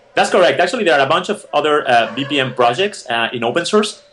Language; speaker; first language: English; non-native, fluent; Spanish